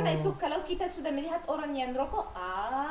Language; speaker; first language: Indonesian; non-native, learner; Arabic